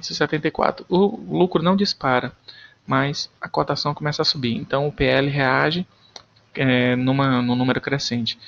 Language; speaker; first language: Portuguese; native; Portuguese